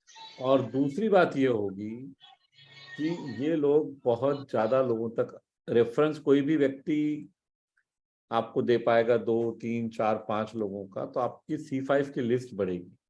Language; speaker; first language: Hindi; native; Hindi